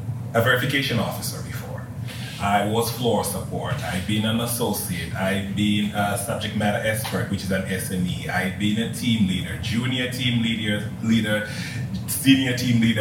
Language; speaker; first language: English; non-native, local second language; Swahili